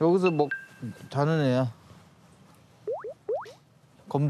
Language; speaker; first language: Korean; native; Korean